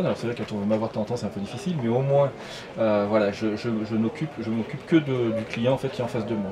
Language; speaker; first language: French; native; French